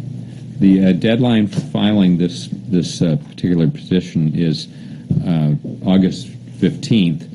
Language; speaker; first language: English; native; English